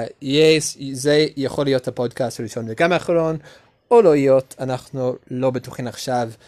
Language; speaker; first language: Hebrew; non-native, learner; English